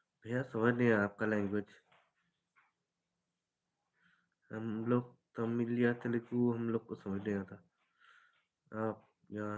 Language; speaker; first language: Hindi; non-native, local second language; Bangla